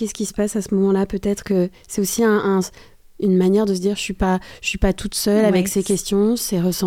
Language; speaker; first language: French; native; French